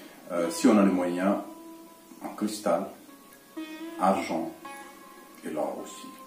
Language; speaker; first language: French; non-native, fluent; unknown